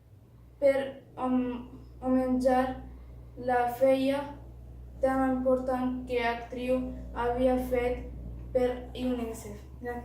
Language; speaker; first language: Catalan; non-native, learner; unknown